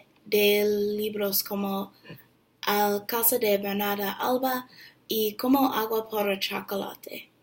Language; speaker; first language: Spanish; non-native, learner; English